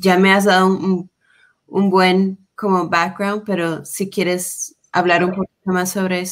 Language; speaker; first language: Spanish; non-native, fluent; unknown